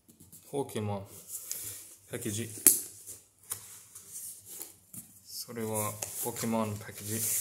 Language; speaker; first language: Japanese; non-native, learner; English